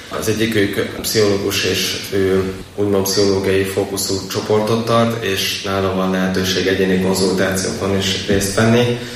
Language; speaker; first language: Hungarian; native; Hungarian